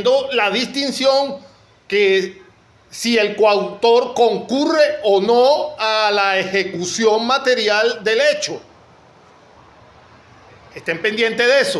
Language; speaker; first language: Spanish; native; Spanish